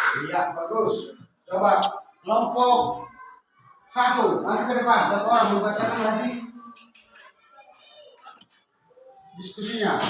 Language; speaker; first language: Indonesian; native; Indonesian